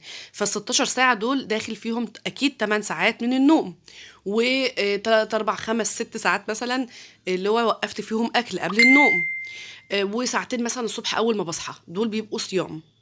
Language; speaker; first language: Arabic; native; Arabic